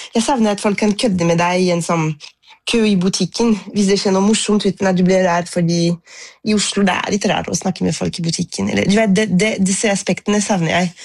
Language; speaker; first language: Norwegian; non-native, fluent; French